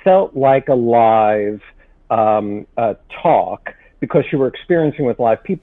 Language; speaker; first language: English; native; English